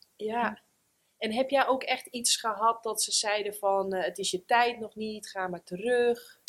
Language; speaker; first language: Dutch; native; Dutch